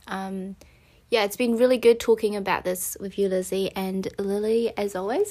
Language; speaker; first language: English; native; English